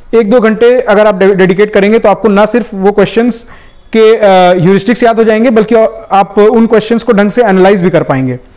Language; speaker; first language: Hindi; native; Hindi